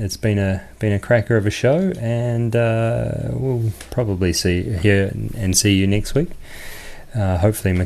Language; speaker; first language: English; native; English